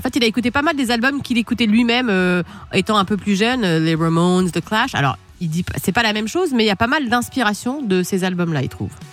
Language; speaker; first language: French; native; French